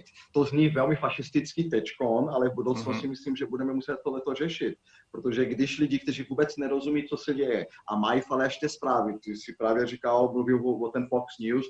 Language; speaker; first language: Czech; non-native, fluent; Portuguese